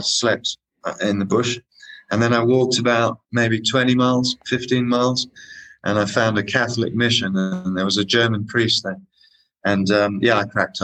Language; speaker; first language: English; native; English